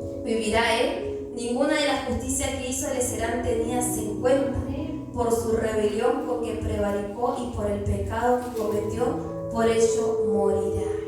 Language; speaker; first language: Spanish; native; Spanish